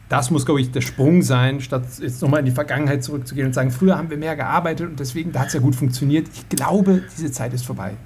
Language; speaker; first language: German; native; German